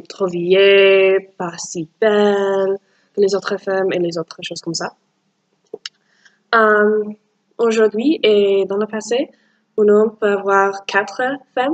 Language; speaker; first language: French; non-native, learner; English